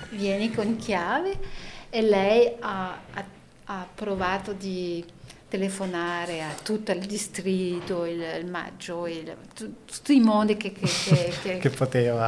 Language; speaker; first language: Italian; non-native, learner; French